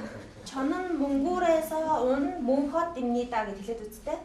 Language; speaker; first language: Korean; non-native, learner; Mongolian